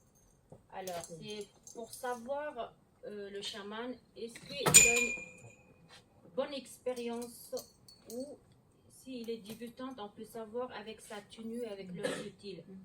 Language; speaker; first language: French; non-native, learner; Mongolian